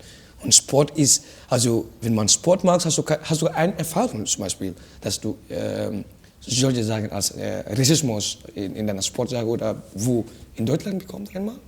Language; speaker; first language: German; non-native, fluent; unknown